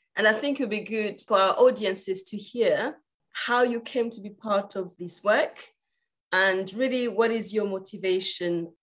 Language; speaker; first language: English; non-native, local second language; Kinyarwanda